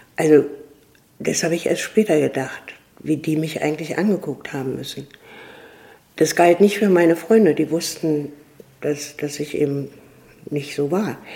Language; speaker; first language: German; native; German